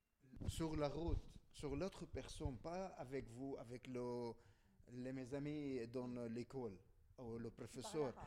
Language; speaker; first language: French; non-native, learner; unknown